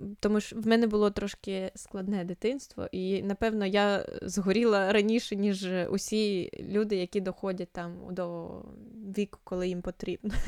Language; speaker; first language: Ukrainian; non-native, local second language; Russian